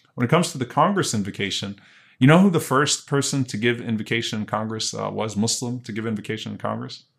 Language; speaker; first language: English; native; English